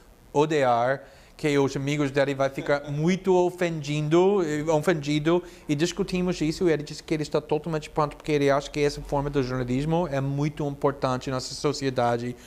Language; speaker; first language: Portuguese; non-native, fluent; English